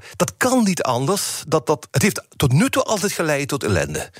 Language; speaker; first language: Dutch; native; Dutch